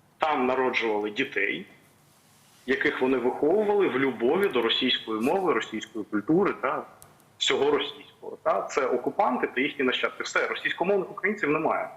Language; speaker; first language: Ukrainian; native; Ukrainian